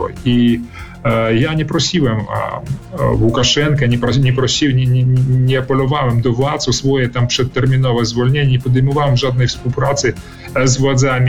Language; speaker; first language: Polish; early bilingual, heritage; Polish